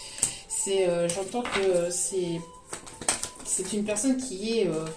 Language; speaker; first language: French; native; French